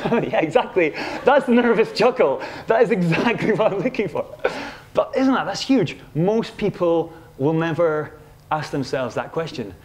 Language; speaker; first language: English; native; English